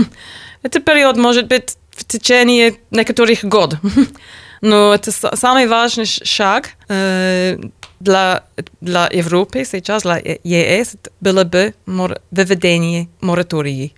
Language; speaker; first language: Russian; non-native, learner; English